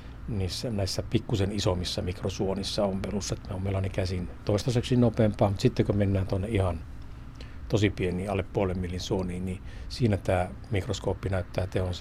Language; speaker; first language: Finnish; native; Finnish